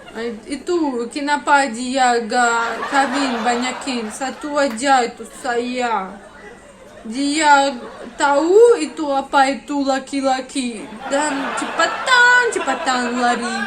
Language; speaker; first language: Indonesian; non-native, learner; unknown